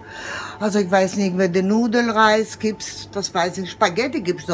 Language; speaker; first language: German; non-native, learner; Greek